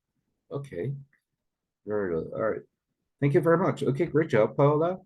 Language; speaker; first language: English; non-native, fluent; Spanish